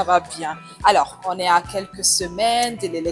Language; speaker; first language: French; native; French